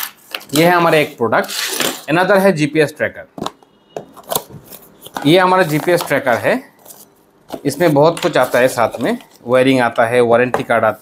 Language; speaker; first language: Hindi; non-native, fluent; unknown